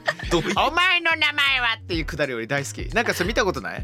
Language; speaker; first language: Japanese; native; Japanese